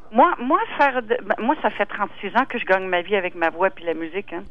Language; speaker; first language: French; native; French